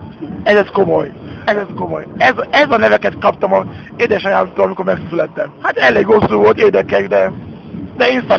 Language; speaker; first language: Hungarian; non-native, learner; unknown